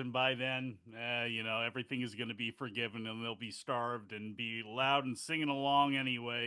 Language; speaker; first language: English; native; English